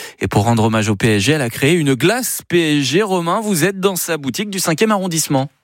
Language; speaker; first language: French; native; French